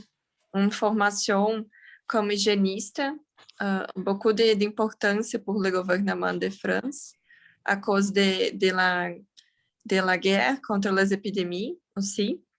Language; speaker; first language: French; non-native, learner; Portuguese